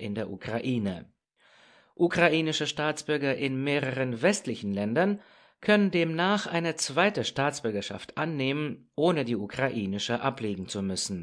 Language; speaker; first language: German; non-native, fluent; Romanian